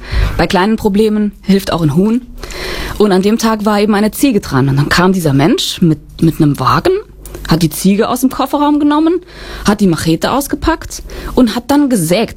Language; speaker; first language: German; native; German